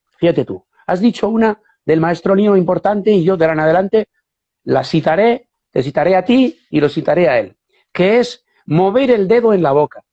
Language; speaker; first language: Spanish; native; Spanish